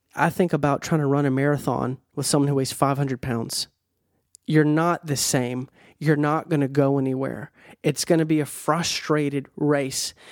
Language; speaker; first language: English; native; English